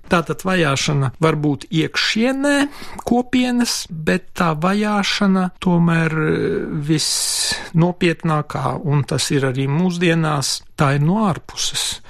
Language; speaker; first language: Latvian; non-native, local second language; Polish